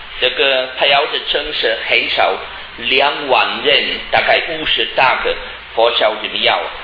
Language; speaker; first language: Chinese; non-native, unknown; German